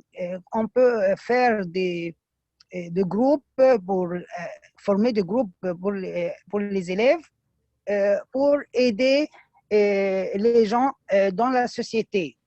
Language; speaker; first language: French; non-native, fluent; Arabic